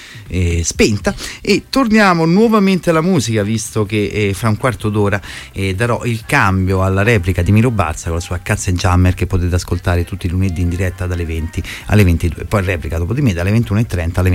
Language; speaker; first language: Italian; native; Italian